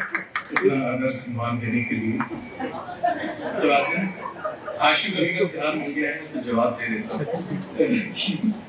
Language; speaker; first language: Hindi; native; Hindi